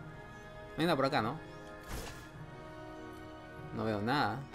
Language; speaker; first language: Spanish; native; Spanish